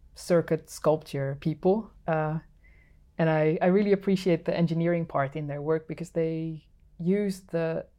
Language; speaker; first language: English; non-native, fluent; Dutch